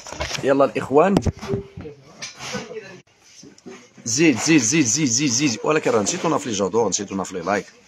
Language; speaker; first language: Arabic; native; Arabic